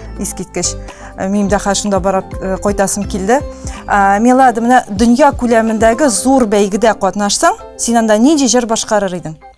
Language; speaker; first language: Tatar; native; Tatar